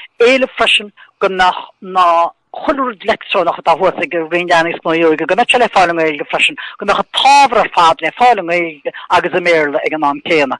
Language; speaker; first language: Irish; native; Irish